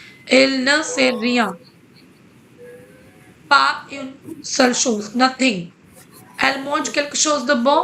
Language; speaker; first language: French; non-native, fluent; Hindi